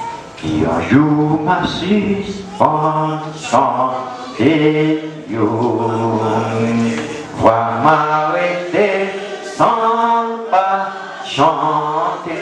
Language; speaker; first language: French; non-native, local second language; Haitian Creole